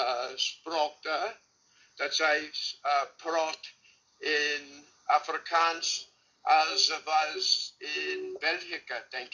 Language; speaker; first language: Dutch; non-native, learner; English